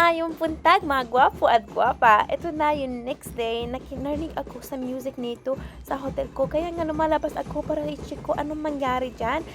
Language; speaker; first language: Filipino; non-native, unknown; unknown